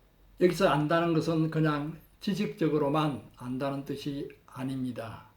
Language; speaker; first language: Korean; native; Korean